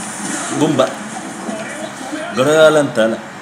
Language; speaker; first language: Arabic; native; Arabic